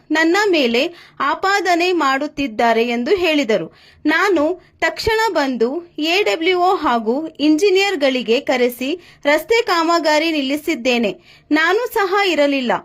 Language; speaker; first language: Kannada; native; Kannada